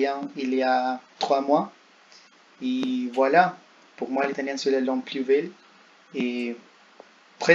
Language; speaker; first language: French; non-native, learner; Spanish